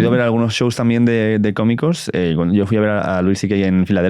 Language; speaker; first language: Spanish; native; Spanish